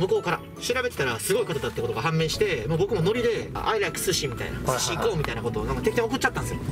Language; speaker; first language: Japanese; native; Japanese